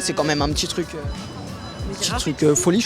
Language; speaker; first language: French; native; French